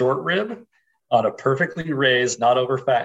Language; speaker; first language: English; native; English